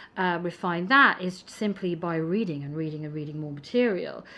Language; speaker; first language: English; native; English